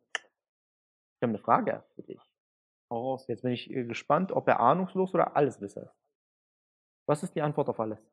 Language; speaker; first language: German; early bilingual, other home language; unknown